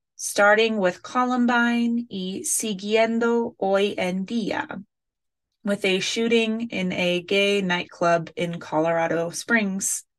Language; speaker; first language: English; native; English